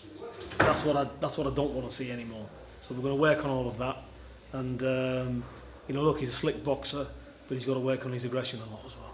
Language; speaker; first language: English; native; English